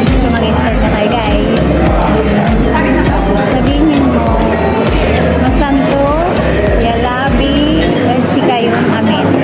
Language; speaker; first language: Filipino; non-native, local second language; Pangasinan